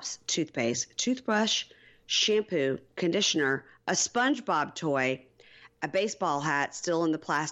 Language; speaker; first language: English; native; English